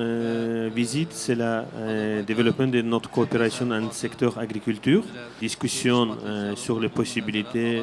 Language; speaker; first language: French; non-native, learner; Azerbaijani